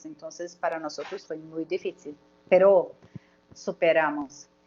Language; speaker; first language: Spanish; non-native, learner; Portuguese